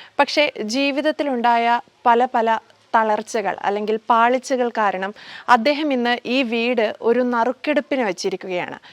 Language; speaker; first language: Malayalam; native; Malayalam